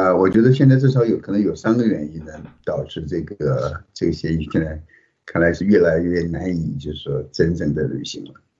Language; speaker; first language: Chinese; native; Chinese